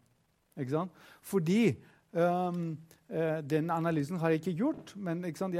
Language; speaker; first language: Norwegian; non-native, fluent; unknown